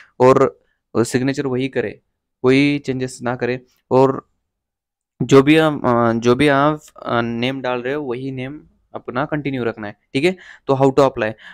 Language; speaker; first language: Hindi; non-native, local second language; Marathi